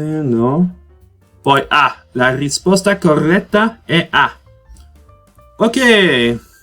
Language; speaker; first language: Italian; non-native, learner; Portuguese